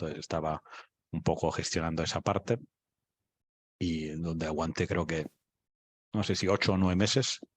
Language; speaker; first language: Spanish; non-native, fluent; English